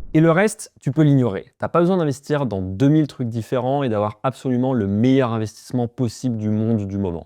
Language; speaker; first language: French; native; French